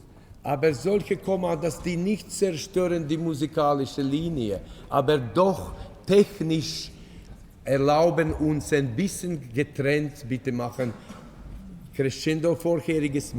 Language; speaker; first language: German; non-native, fluent; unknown